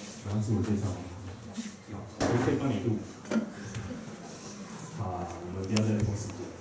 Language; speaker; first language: Chinese; native; Chinese